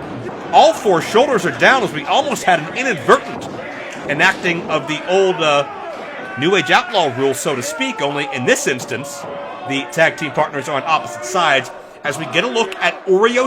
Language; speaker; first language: English; native; English